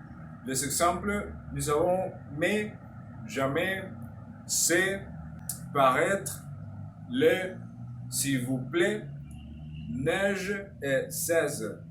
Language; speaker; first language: French; non-native, learner; Spanish